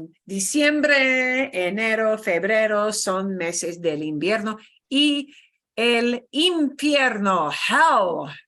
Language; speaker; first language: Spanish; non-native, fluent; English